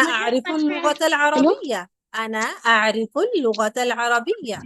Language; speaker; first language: Arabic; non-native, fluent; Urdu